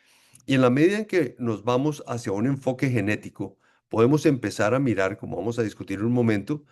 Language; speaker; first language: Spanish; native; Spanish